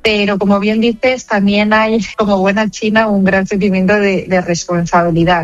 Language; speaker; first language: Spanish; native; Spanish